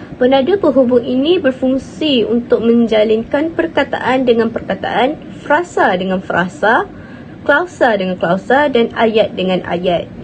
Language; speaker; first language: Malay; native; Malay